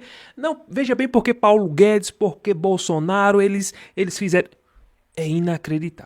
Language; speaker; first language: Portuguese; native; Portuguese